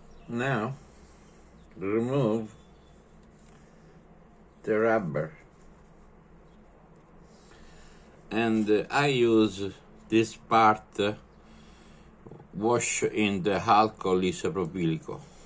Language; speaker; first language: English; non-native, learner; Italian